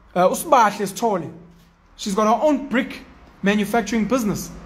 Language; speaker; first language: English; non-native, local second language; Zulu